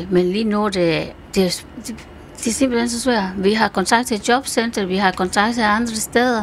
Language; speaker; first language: Danish; non-native, fluent; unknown